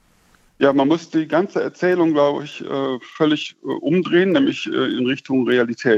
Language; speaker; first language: German; native; German